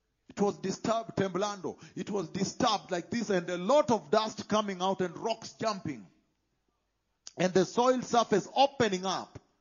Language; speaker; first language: English; non-native, local second language; Luo (Kenya and Tanzania)